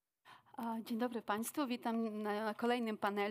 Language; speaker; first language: Polish; non-native, fluent; Ukrainian